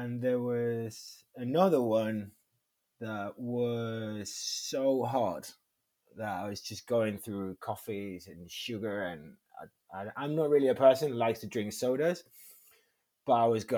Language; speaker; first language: English; non-native, fluent; Spanish